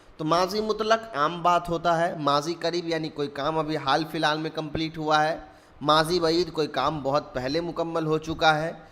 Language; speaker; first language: Urdu; native; Urdu